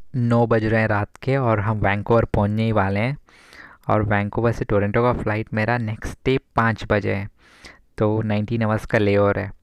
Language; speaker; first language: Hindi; non-native, local second language; Kannada